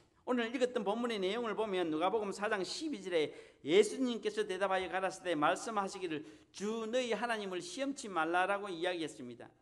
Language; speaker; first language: Korean; native; Korean